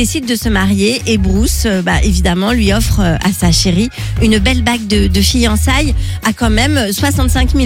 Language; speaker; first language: French; native; French